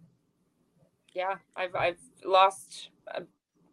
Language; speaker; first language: English; native; English